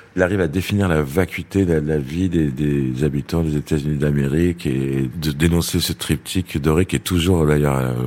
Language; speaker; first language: French; native; French